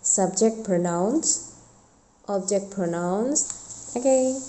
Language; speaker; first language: English; non-native, fluent; Indonesian